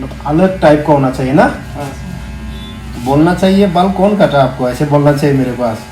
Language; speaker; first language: Hindi; non-native, local second language; Bodo